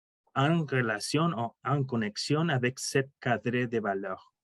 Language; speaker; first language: French; non-native, learner; Spanish